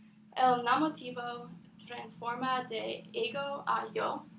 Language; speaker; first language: Spanish; non-native, learner; English